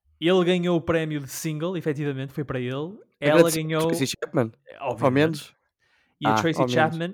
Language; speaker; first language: Portuguese; native; Portuguese